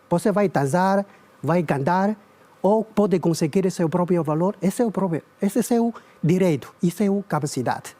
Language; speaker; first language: Portuguese; non-native, learner; Chinese